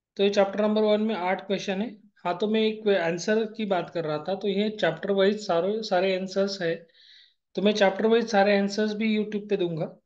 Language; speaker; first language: Hindi; non-native, local second language; Marathi